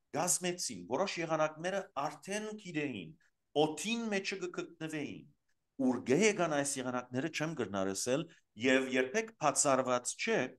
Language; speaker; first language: Armenian; early bilingual, heritage; Armenian